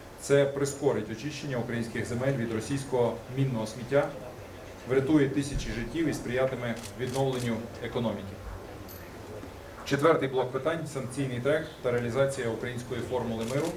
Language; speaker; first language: Ukrainian; native; Ukrainian